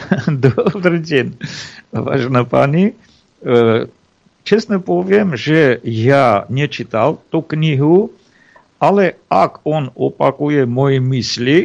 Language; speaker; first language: Slovak; non-native, fluent; Armenian